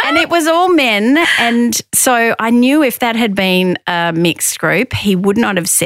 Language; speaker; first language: English; native; English